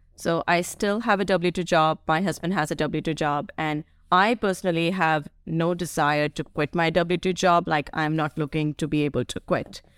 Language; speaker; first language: English; non-native, local second language; Hindi